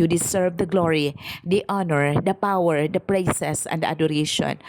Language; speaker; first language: English; non-native, local second language; Filipino